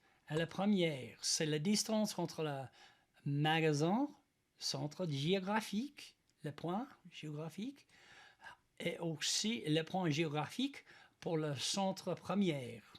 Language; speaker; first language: French; non-native, learner; English